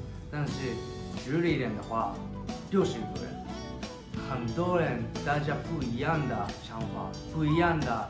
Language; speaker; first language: Chinese; non-native, learner; Japanese